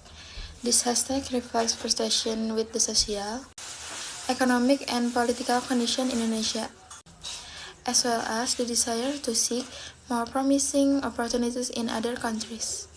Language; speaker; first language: English; non-native, fluent; Indonesian